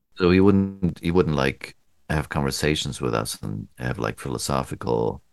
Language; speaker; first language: English; non-native, fluent; German